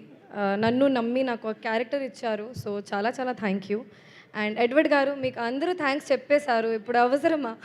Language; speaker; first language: Telugu; non-native, learner; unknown